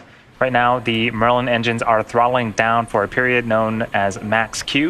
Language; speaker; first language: English; native; English